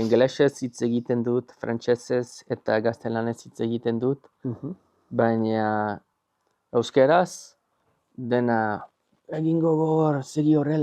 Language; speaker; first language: Basque; non-native, learner; English